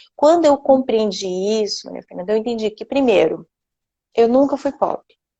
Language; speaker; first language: Portuguese; non-native, local second language; Japanese